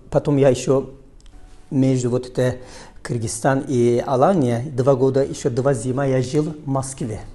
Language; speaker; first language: Russian; non-native, learner; Turkish